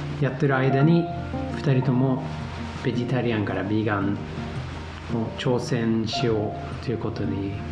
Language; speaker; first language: Japanese; non-native, fluent; Swedish